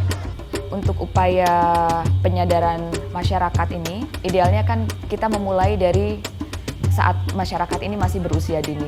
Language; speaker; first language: Indonesian; native; Indonesian